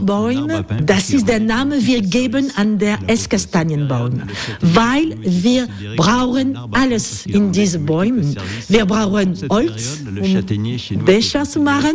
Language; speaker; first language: German; non-native, learner; French